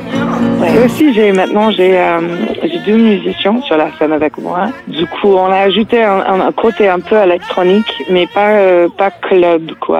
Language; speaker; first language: French; non-native, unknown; English